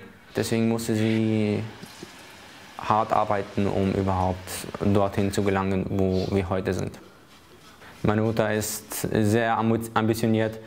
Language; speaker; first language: German; early bilingual, other home language; Chechen